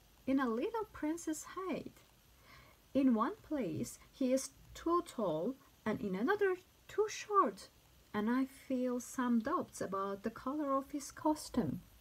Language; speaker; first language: English; non-native, fluent; Turkish